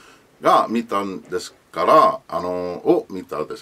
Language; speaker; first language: Japanese; non-native, learner; English